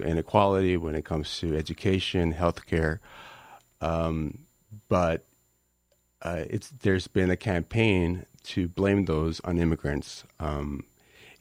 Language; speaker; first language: English; non-native, fluent; Spanish